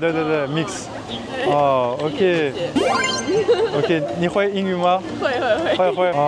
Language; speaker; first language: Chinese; non-native, learner; French